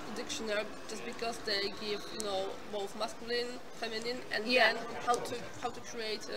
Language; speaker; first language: English; non-native, fluent; Polish